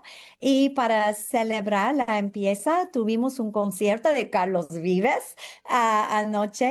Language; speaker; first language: Spanish; non-native, fluent; English